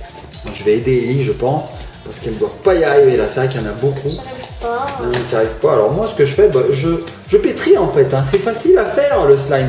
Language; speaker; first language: French; native; French